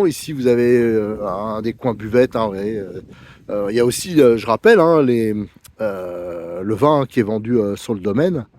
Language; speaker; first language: French; native; French